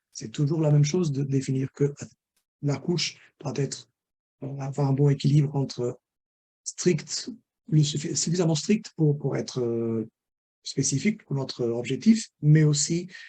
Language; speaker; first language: French; non-native, fluent; Portuguese